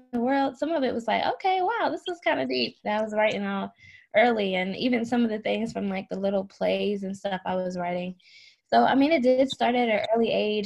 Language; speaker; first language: English; native; English